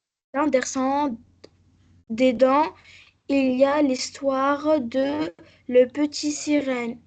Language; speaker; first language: French; non-native, learner; Arabic